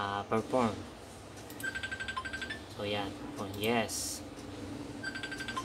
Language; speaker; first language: Filipino; native; Filipino